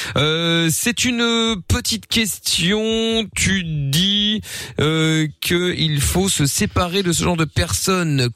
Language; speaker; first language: French; early bilingual, other home language; Portuguese